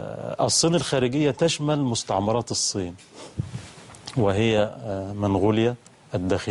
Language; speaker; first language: Arabic; native; Arabic